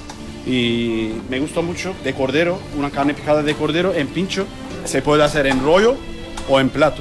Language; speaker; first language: Spanish; non-native, learner; Turkish